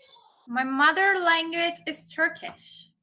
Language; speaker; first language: English; non-native, fluent; Turkish